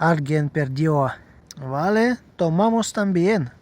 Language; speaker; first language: Spanish; non-native, learner; Russian